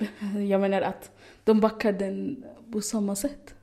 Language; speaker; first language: Swedish; non-native, fluent; Arabic